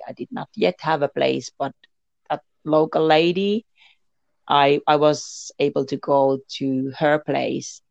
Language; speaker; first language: English; non-native, learner; Finnish